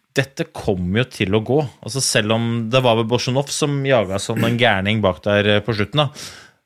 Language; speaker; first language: Norwegian; native; Norwegian